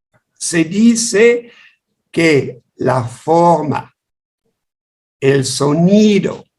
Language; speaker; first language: Spanish; non-native, fluent; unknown